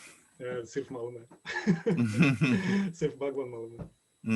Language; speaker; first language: Hindi; non-native, learner; Swedish